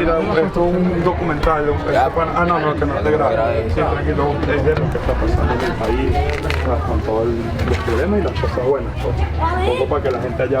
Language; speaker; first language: Spanish; native; Spanish